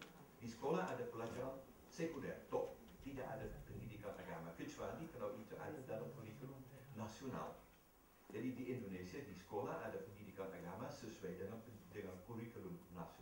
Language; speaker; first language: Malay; non-native, fluent; Dutch